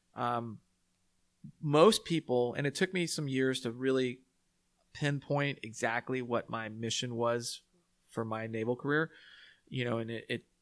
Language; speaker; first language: English; native; English